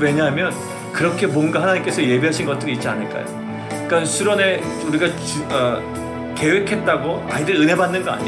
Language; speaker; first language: Korean; native; Korean